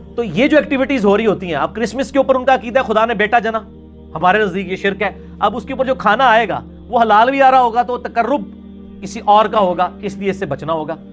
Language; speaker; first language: Urdu; non-native, local second language; Punjabi